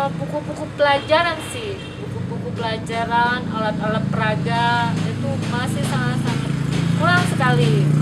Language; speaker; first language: Indonesian; native; Indonesian